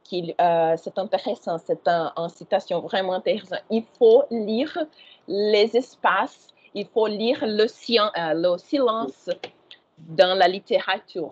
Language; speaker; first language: French; non-native, fluent; Portuguese